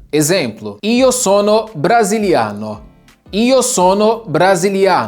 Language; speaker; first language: Italian; non-native, fluent; Portuguese